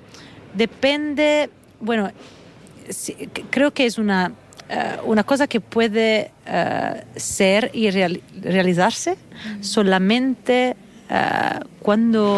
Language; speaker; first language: Spanish; non-native, fluent; Italian